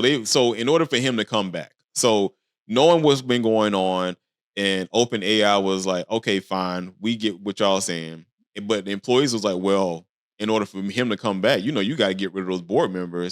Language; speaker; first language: English; native; English